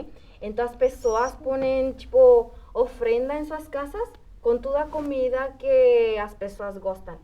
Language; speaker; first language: Portuguese; non-native, fluent; Spanish